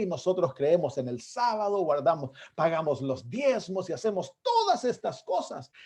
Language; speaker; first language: Spanish; native; Spanish